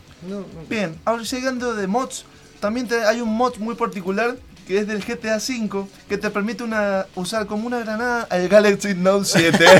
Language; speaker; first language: Spanish; native; Spanish